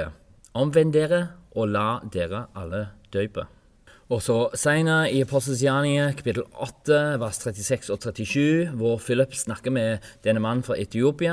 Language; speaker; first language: Norwegian; non-native, fluent; English